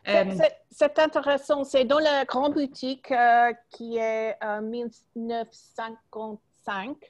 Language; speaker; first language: French; non-native, learner; English